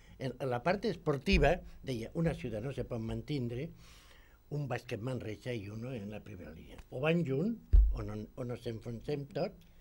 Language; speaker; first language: Catalan; non-native, local second language; Spanish